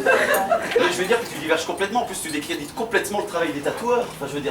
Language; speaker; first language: French; native; French